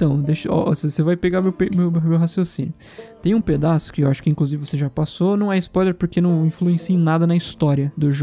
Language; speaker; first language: Portuguese; native; Portuguese